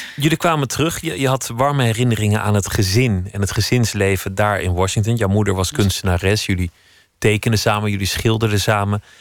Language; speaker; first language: Dutch; native; Dutch